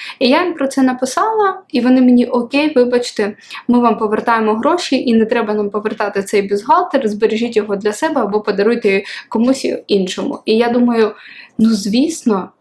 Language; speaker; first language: Ukrainian; non-native, local second language; Russian